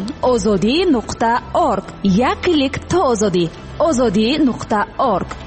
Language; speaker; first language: Persian; native; Persian